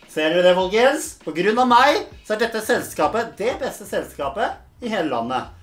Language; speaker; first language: Norwegian; native; Norwegian